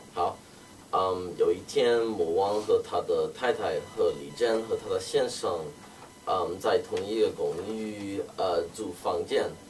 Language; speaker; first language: Chinese; non-native, learner; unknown